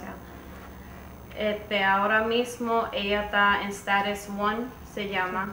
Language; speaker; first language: Spanish; early bilingual, heritage; Spanish